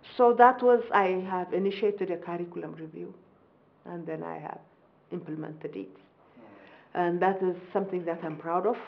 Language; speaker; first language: English; non-native, fluent; Amharic